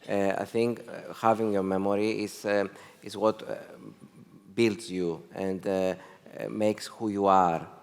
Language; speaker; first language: English; non-native, fluent; Greek